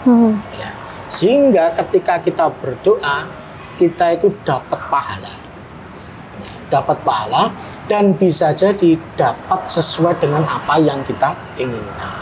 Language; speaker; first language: Indonesian; native; Indonesian